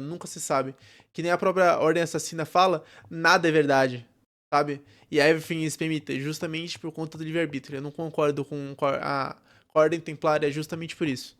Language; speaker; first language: Portuguese; native; Portuguese